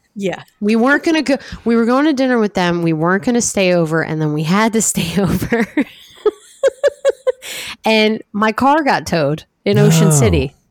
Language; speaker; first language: English; native; English